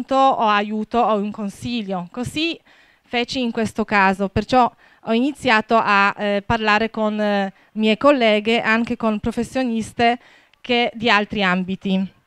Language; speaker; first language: Italian; non-native, fluent; Polish